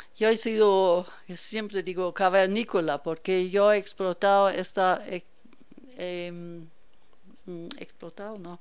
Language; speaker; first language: Spanish; non-native, fluent; German